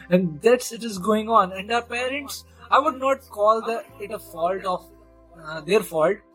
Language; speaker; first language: English; non-native, local second language; Hindi